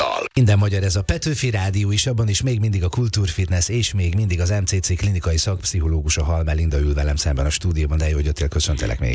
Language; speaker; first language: Hungarian; native; Hungarian